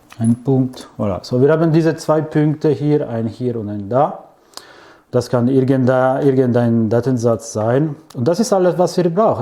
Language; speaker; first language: German; non-native, fluent; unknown